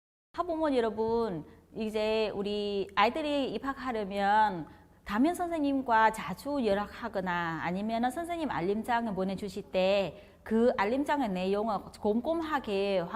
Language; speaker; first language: Korean; non-native, learner; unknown